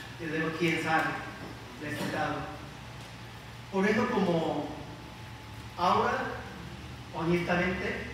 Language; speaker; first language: Spanish; non-native, learner; Korean